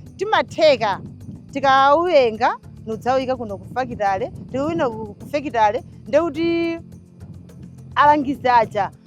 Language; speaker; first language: Nyanja; native; Nyanja